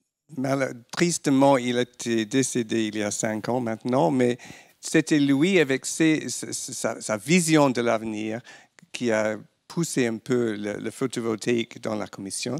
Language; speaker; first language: French; non-native, fluent; English